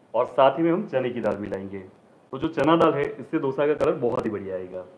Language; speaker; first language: Hindi; non-native, local second language; Gujarati